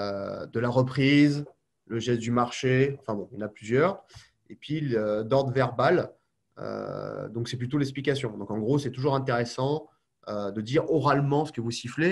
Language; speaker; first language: French; native; French